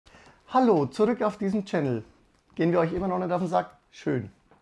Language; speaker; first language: German; native; German